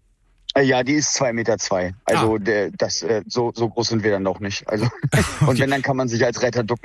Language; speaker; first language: German; native; German